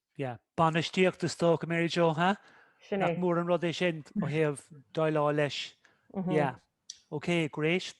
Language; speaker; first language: Irish; native; Irish